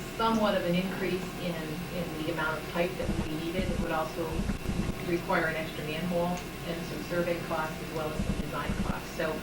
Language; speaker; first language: English; native; English